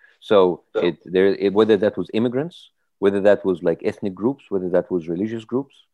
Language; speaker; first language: English; non-native, fluent; Arabic